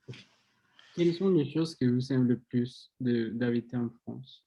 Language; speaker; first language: French; non-native, learner; Spanish